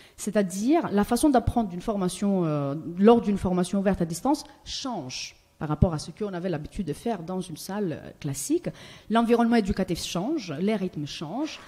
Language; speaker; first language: French; non-native, fluent; Greek